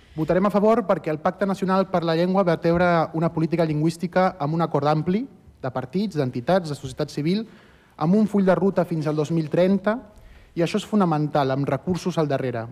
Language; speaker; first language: Catalan; early bilingual, other home language; Spanish